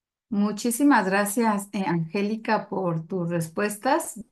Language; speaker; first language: Spanish; native; Spanish